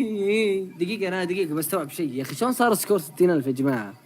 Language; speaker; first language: Arabic; native; Arabic